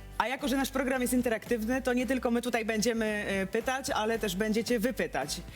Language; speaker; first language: Polish; native; Polish